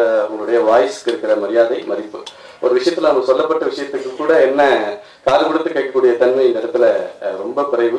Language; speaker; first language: Tamil; native; Tamil